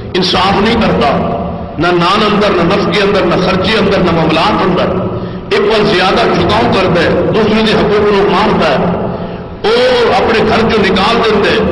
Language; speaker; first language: Urdu; non-native, local second language; Punjabi